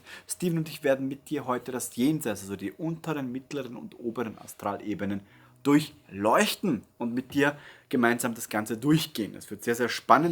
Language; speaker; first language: German; native; German